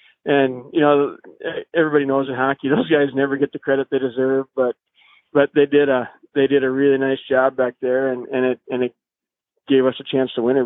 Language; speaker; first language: English; native; English